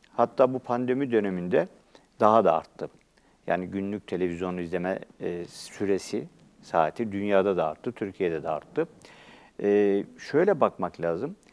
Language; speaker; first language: Turkish; native; Turkish